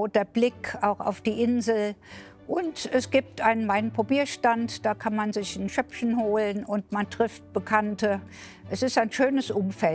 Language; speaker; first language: German; native; German